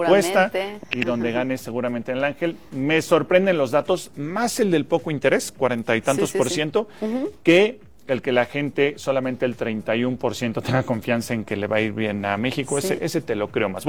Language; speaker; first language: Spanish; native; Spanish